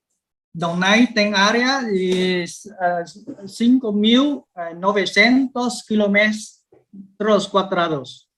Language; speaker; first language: Portuguese; non-native, learner; Vietnamese